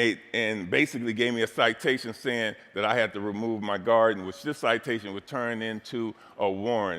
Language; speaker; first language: English; native; English